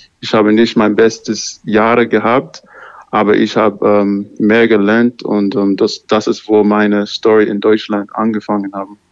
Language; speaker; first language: German; non-native, learner; English